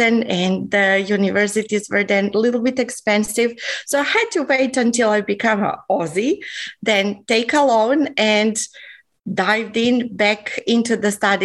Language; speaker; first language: English; non-native, fluent; Serbian